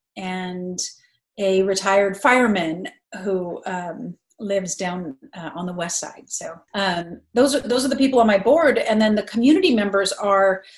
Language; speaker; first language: English; native; English